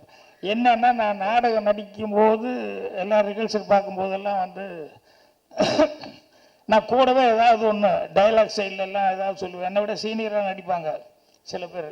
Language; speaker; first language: Tamil; native; Tamil